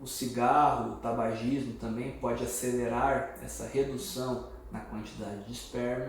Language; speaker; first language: Portuguese; native; Portuguese